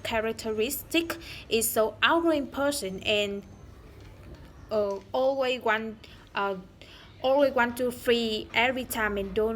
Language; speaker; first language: English; non-native, learner; Vietnamese